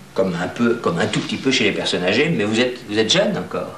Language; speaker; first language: French; native; French